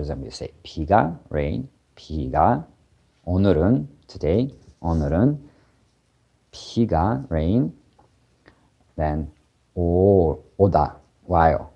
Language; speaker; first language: Korean; non-native, fluent; Ukrainian